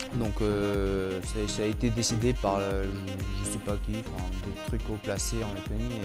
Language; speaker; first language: French; early bilingual, other home language; Latvian